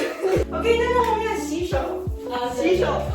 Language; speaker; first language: Chinese; early bilingual, heritage; English